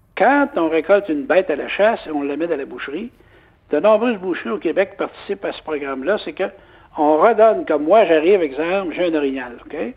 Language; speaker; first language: French; native; French